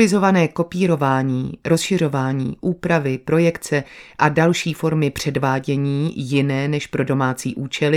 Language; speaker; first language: Czech; native; Czech